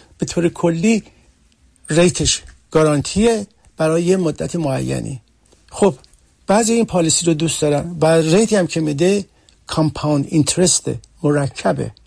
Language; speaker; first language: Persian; early bilingual, heritage; Persian